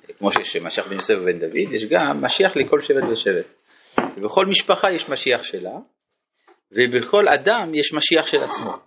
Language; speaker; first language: Hebrew; non-native, fluent; French